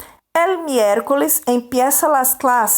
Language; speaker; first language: Spanish; non-native, fluent; Portuguese